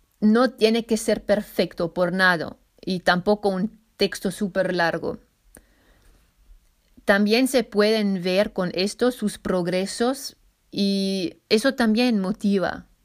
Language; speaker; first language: Spanish; non-native, fluent; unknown